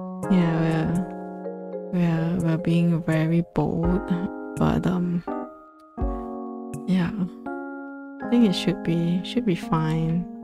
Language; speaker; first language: English; native; English